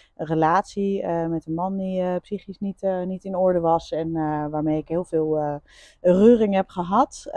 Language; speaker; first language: Dutch; native; Dutch